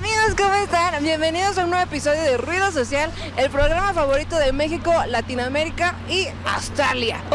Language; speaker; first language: Spanish; native; Spanish